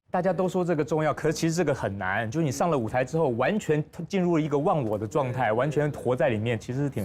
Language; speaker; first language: Chinese; native; Chinese